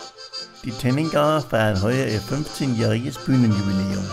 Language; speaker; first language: German; native; German